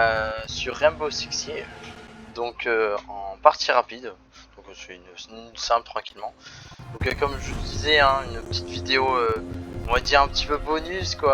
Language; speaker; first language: French; native; French